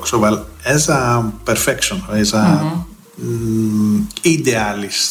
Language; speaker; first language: Hungarian; non-native, learner; Greek